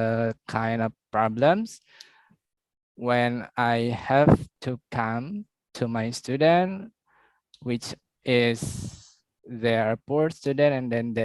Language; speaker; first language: English; non-native, learner; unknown